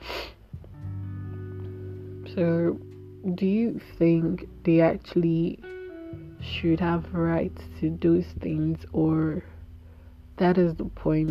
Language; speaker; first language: English; non-native, local second language; Igbo